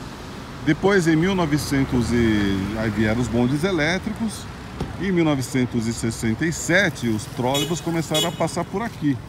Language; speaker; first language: Portuguese; native; Portuguese